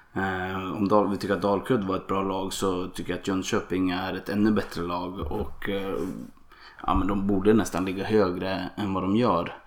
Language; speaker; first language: Swedish; native; Swedish